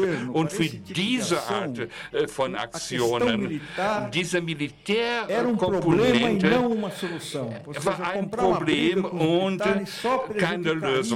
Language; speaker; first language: German; non-native, fluent; Portuguese